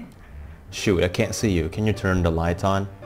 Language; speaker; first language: English; non-native, fluent; Indonesian